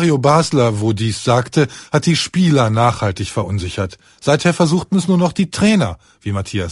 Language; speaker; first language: German; native; German